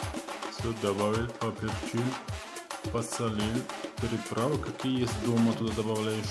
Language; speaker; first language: Russian; non-native, fluent; Tajik